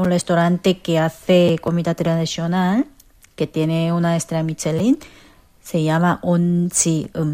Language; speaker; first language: Spanish; non-native, fluent; Korean